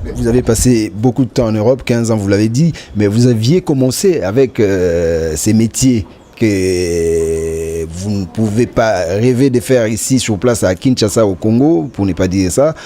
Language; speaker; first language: French; non-native, local second language; Lingala